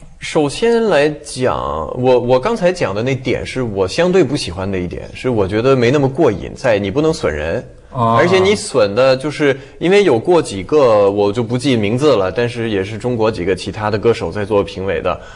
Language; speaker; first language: Chinese; non-native, fluent; French